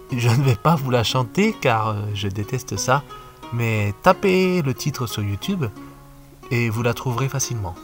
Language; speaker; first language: French; native; French